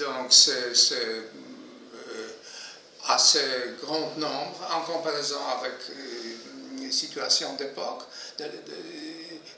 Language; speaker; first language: French; non-native, fluent; Polish